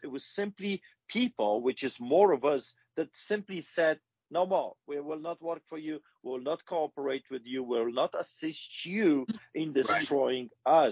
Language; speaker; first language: English; non-native, fluent; Polish